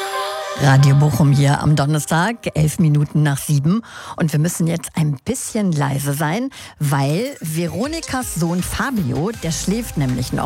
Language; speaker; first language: German; native; German